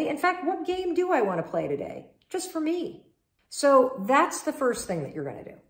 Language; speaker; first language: English; native; English